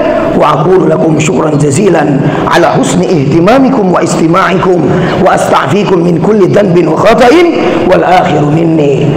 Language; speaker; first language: Arabic; non-native, fluent; Indonesian